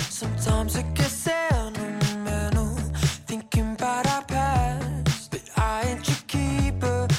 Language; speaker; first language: English; native; English